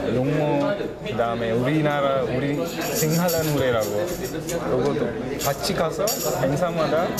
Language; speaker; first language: Korean; non-native, fluent; Sinhala